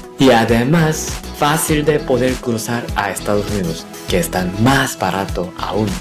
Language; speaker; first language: Spanish; non-native, fluent; Korean